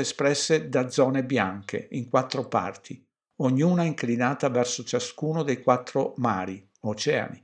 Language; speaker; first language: Italian; native; Italian